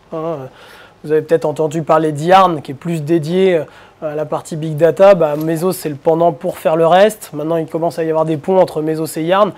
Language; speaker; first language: French; native; French